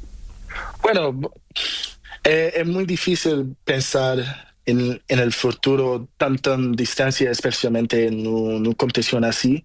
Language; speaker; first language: Spanish; non-native, learner; Portuguese